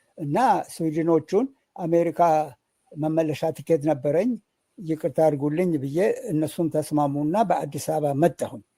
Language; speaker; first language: Amharic; non-native, local second language; Oromo